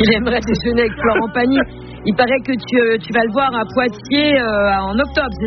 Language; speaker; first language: French; native; French